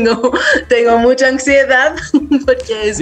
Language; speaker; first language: Spanish; non-native, fluent; Greek